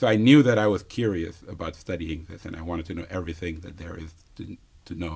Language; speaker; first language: English; non-native, fluent; Wolof